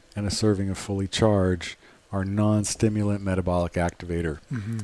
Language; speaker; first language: English; native; English